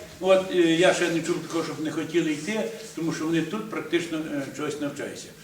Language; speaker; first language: Ukrainian; native; Ukrainian